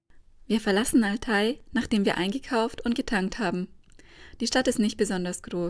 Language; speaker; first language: German; native; German